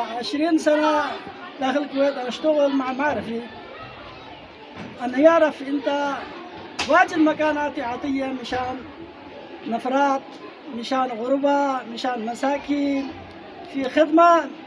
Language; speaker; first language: Arabic; non-native, learner; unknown